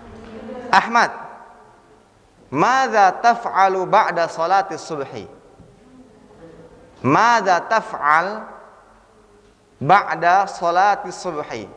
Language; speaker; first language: Arabic; non-native, fluent; Indonesian